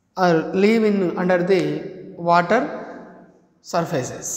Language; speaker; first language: English; non-native, local second language; Telugu